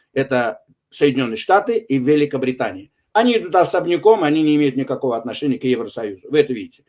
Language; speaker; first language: Russian; non-native, local second language; Azerbaijani